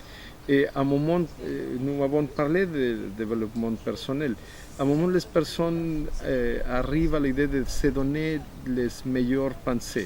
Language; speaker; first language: French; non-native, fluent; Spanish